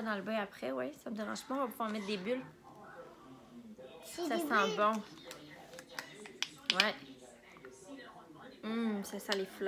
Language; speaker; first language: French; native; French